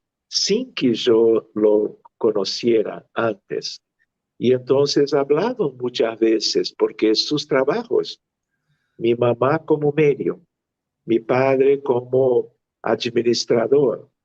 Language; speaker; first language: Spanish; non-native, fluent; Portuguese